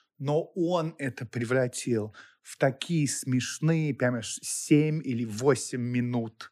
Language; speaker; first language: Russian; non-native, fluent; English